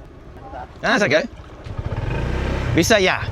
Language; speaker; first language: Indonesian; non-native, fluent; English